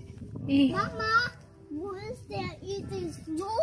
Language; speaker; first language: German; early bilingual, other home language; Tajik